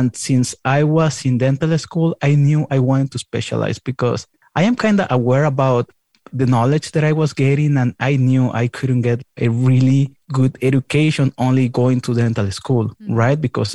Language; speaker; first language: English; non-native, fluent; Spanish